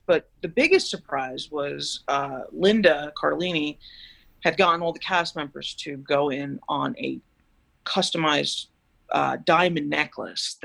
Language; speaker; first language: English; native; English